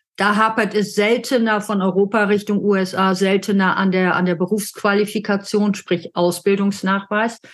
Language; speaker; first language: German; native; German